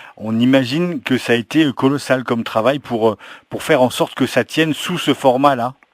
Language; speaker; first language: French; native; French